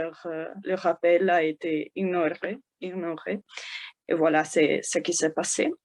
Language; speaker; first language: French; non-native, learner; Spanish